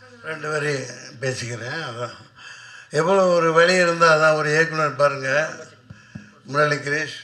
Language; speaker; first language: Tamil; native; Tamil